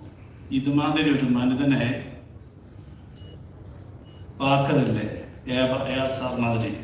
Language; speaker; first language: Tamil; non-native, learner; Malayalam